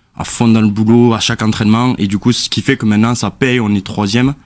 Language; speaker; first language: French; native; French